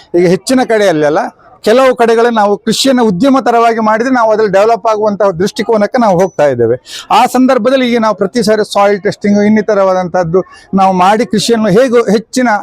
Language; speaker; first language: Kannada; native; Kannada